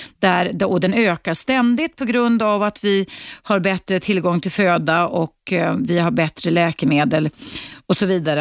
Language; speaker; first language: Swedish; native; Swedish